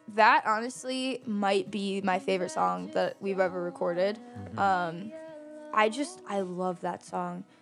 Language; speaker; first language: English; native; English